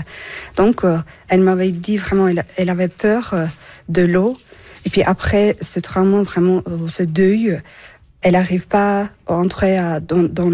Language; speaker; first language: French; non-native, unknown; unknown